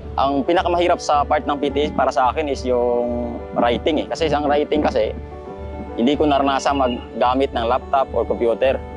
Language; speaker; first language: Filipino; non-native, local second language; Cebuano